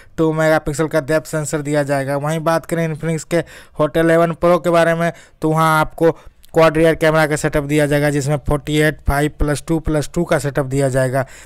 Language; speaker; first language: Hindi; native; Hindi